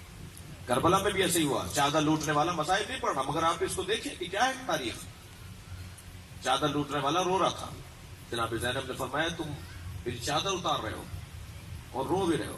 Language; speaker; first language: Urdu; native; Urdu